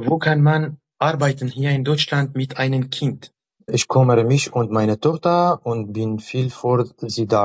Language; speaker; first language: German; non-native, learner; Arabic